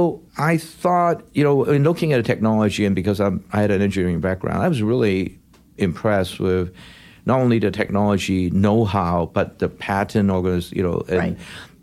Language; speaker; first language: English; non-native, local second language; Cantonese